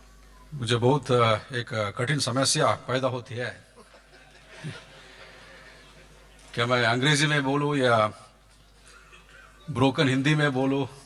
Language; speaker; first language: Hindi; non-native, local second language; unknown